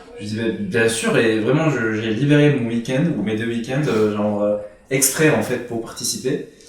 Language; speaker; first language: French; non-native, local second language; Arabic